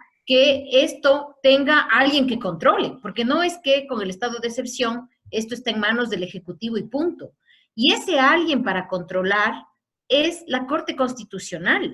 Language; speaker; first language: Spanish; native; Spanish